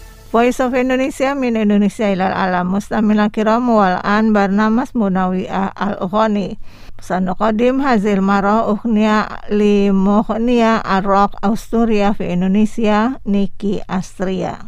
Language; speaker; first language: Arabic; non-native, fluent; Indonesian